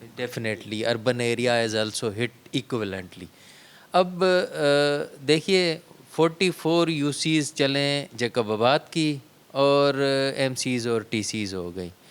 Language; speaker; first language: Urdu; non-native, local second language; Sindhi